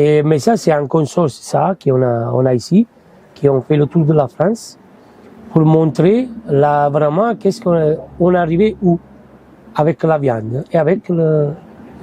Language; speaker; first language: French; non-native, fluent; Italian